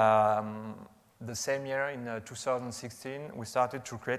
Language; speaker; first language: English; non-native, fluent; French